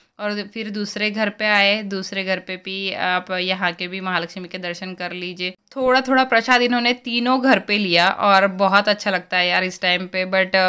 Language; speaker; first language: Hindi; native; Hindi